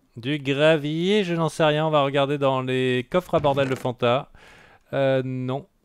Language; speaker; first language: French; native; French